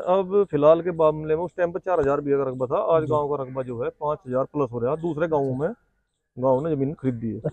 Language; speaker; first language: Hindi; native; Hindi